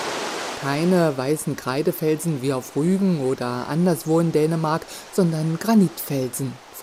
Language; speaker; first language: German; native; German